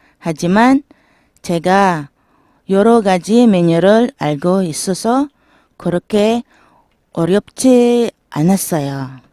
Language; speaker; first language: Korean; non-native, learner; Filipino